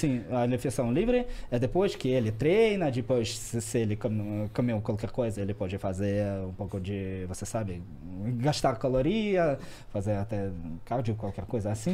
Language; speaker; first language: Portuguese; non-native, learner; Russian